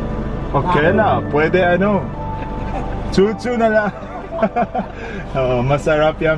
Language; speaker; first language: Filipino; non-native, learner; German